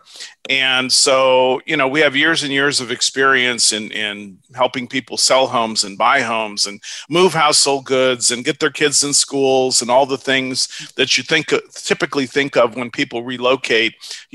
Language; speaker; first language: English; native; English